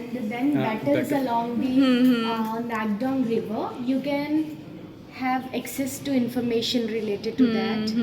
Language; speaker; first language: English; non-native, local second language; Hindi